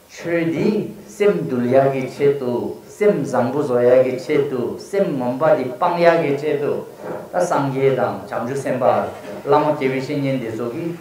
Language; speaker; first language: Nepali; non-native, local second language; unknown